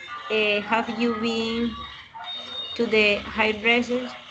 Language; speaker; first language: English; non-native, learner; Spanish